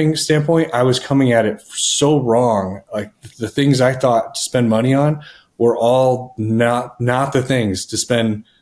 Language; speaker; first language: English; native; English